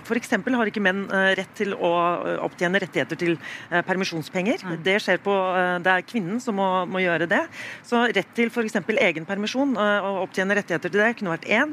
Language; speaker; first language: Norwegian; native; Norwegian